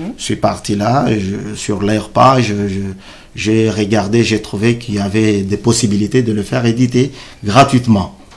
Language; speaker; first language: French; non-native, local second language; Luba-Lulua